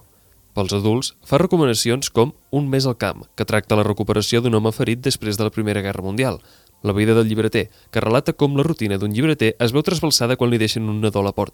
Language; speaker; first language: Catalan; native; Catalan